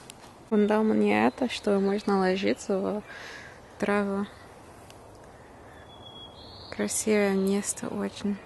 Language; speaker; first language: Russian; non-native, learner; English